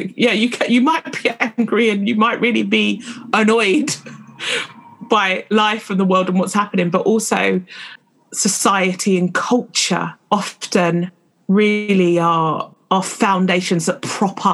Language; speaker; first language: English; native; English